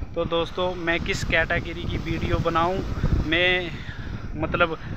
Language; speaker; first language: Hindi; native; Hindi